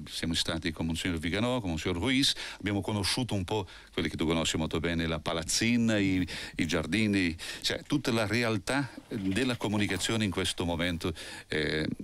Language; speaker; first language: Italian; non-native, fluent; Portuguese